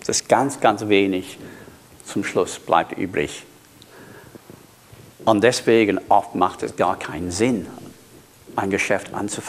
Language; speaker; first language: German; non-native, fluent; English